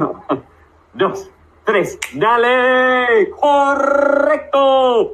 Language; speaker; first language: Spanish; non-native, fluent; English